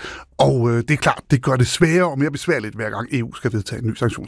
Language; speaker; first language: Danish; native; Danish